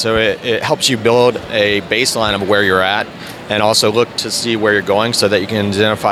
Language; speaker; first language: English; native; English